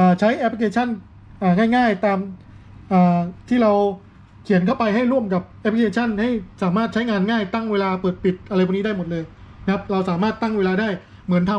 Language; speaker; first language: Thai; native; Thai